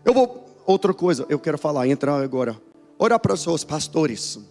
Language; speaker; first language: Portuguese; non-native, learner; English